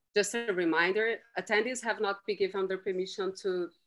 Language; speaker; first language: English; non-native, fluent; Portuguese